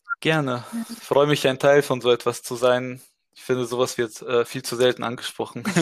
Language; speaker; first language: German; early bilingual, other home language; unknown